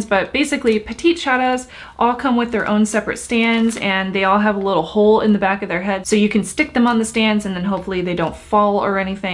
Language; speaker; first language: English; native; English